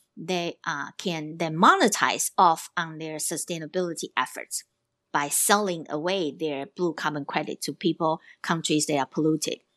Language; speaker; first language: English; non-native, fluent; Chinese